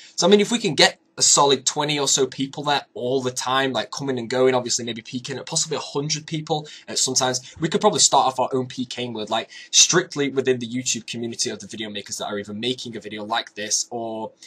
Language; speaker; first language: English; native; English